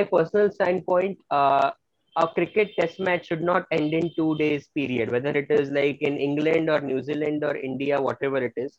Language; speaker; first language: English; non-native, local second language; Marathi